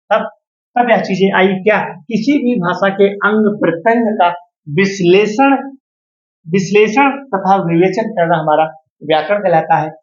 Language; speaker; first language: Hindi; native; Hindi